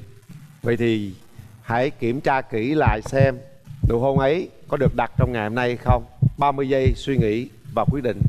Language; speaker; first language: Vietnamese; native; Vietnamese